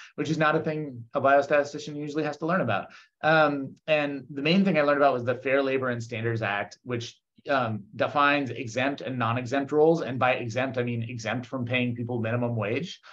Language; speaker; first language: English; native; English